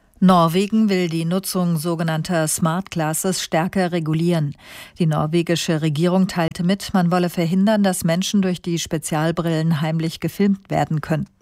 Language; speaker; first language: German; native; German